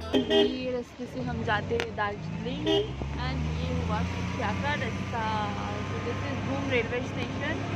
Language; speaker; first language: Hindi; non-native, local second language; Nepali